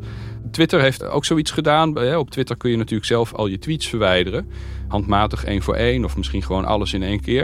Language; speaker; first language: Dutch; native; Dutch